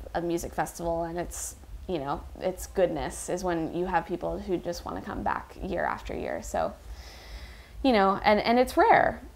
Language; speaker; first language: English; native; English